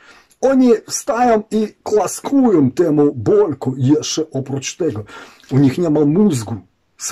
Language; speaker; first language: Polish; non-native, fluent; Ukrainian